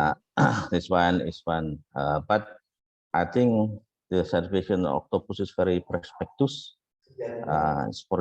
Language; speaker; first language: English; non-native, fluent; Indonesian